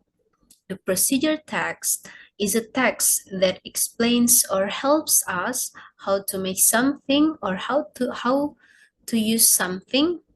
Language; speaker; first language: English; non-native, learner; Indonesian